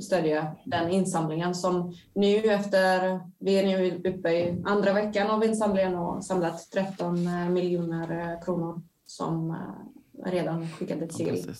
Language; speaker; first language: Swedish; non-native, fluent; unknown